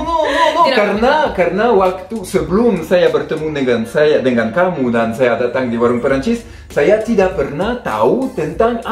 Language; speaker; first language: Indonesian; non-native, fluent; French